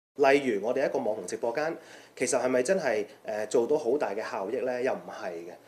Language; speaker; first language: Chinese; non-native, local second language; Cantonese